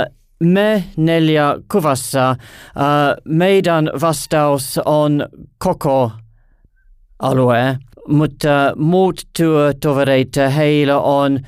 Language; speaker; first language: Finnish; non-native, learner; English